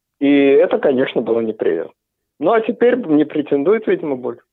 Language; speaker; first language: Russian; native; Russian